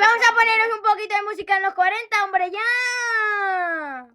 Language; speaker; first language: Spanish; native; Spanish